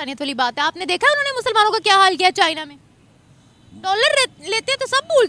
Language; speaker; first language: Hindi; native; Hindi